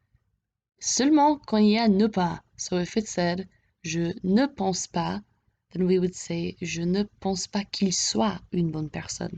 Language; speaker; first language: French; non-native, fluent; English